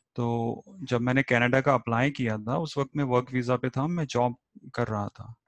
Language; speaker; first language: Hindi; native; Hindi